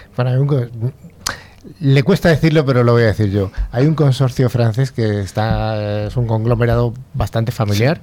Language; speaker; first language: Spanish; native; Spanish